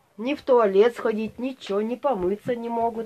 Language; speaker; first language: Russian; native; Russian